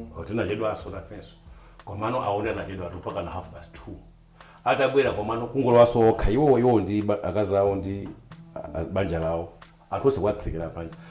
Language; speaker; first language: Nyanja; non-native, local second language; Tumbuka